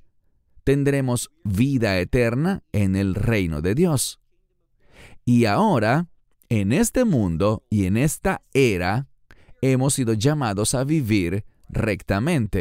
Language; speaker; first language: Spanish; native; Spanish